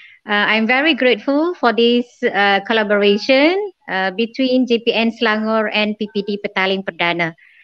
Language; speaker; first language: English; non-native, local second language; Malay